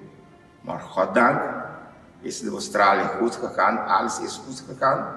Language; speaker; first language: Dutch; non-native, learner; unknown